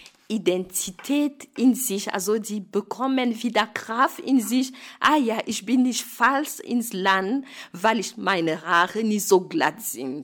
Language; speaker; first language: German; non-native, fluent; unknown